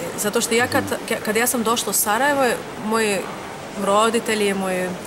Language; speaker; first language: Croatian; non-native, learner; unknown